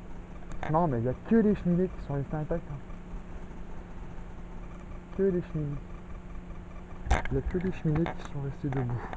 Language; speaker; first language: French; native; French